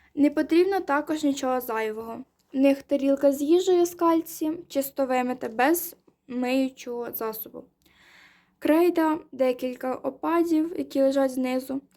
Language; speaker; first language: Ukrainian; non-native, local second language; Russian